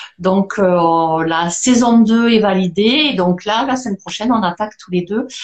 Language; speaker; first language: French; native; French